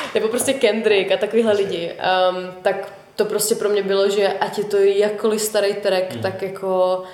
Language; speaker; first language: Czech; non-native, local second language; Russian